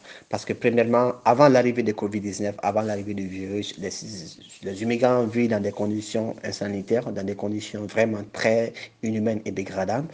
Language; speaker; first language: French; non-native, local second language; Bambara